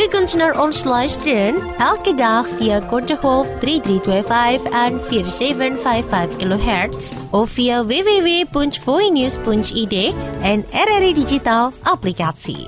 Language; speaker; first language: Dutch; non-native, fluent; Indonesian